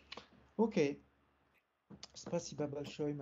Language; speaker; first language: Russian; non-native, learner; French